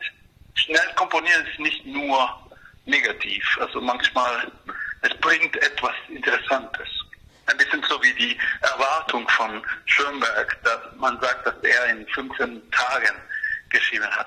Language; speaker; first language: German; non-native, fluent; Spanish